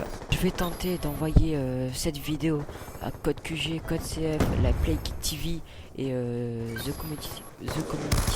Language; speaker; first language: French; native; French